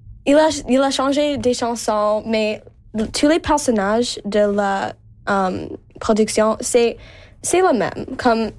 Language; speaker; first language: French; non-native, local second language; English